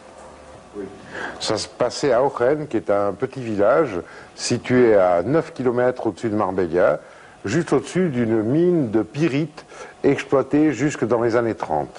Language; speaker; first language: French; native; French